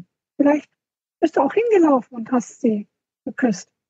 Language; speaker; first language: German; native; German